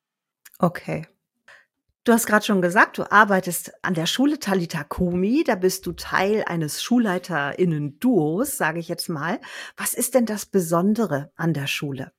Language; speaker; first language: German; native; German